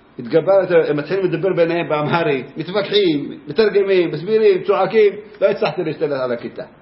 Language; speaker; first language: Hebrew; native; Hebrew